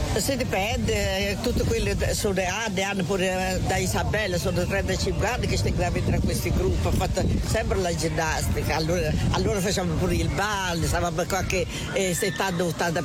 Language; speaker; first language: Italian; native; Italian